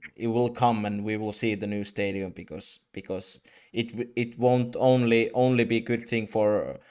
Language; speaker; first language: English; non-native, fluent; Finnish